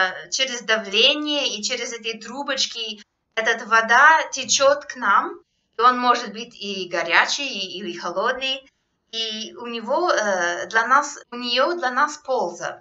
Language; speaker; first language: Russian; non-native, fluent; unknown